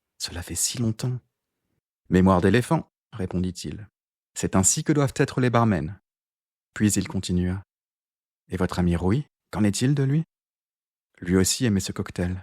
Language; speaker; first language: French; native; French